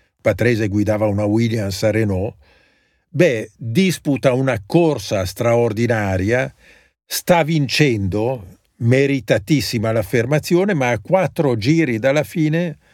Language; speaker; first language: Italian; native; Italian